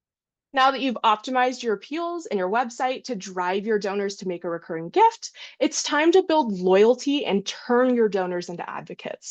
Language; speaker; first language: English; native; English